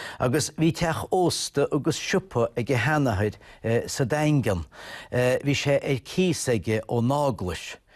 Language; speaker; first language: Irish; native; Irish